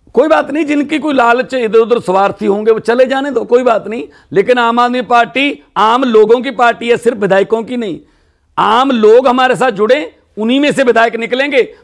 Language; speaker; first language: Hindi; non-native, local second language; Punjabi